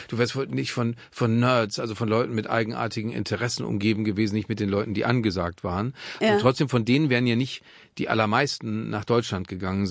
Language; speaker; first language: German; native; German